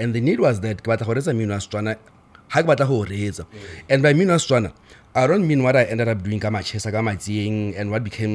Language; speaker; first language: English; non-native, local second language; Tswana